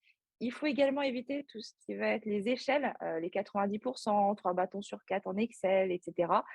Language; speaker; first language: French; native; French